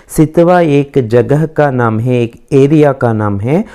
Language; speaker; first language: Hindi; non-native, local second language; Kannada